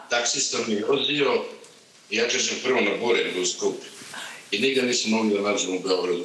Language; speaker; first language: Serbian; early bilingual, heritage; Serbian